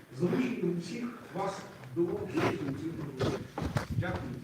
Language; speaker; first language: Ukrainian; non-native, local second language; Russian